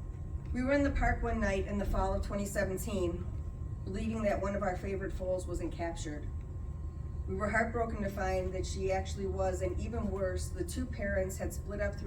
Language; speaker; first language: English; native; English